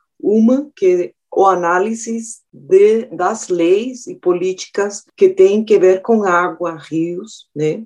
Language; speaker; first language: Portuguese; non-native, fluent; Spanish